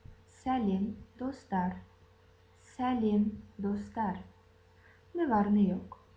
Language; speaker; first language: Turkish; non-native, fluent; Kazakh